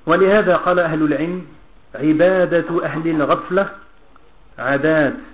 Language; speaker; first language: Arabic; non-native, fluent; French